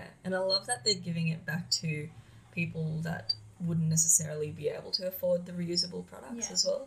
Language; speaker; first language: English; non-native, local second language; Filipino